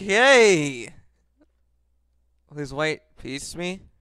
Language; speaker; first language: English; native; English